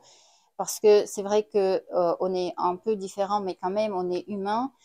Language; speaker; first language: French; non-native, fluent; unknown